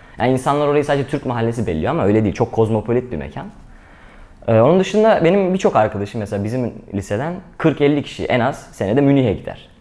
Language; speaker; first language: Turkish; native; Turkish